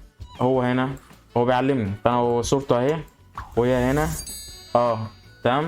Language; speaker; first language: Arabic; native; Arabic